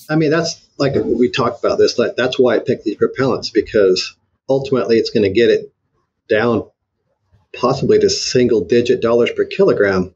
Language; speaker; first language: English; native; English